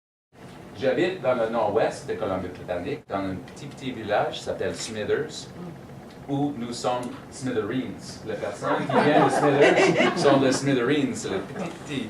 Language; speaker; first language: French; non-native, learner; English